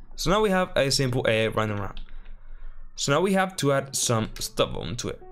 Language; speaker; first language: English; non-native, fluent; Spanish